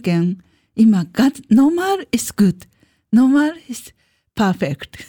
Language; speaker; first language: German; non-native, learner; Japanese